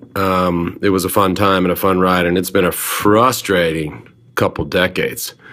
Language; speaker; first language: English; native; English